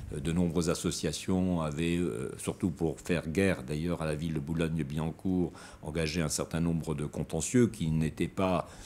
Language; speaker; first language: French; native; French